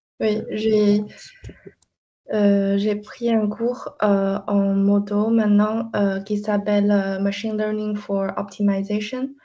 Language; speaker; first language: French; non-native, learner; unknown